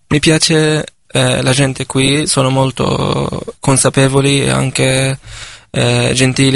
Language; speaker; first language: Italian; non-native, fluent; Arabic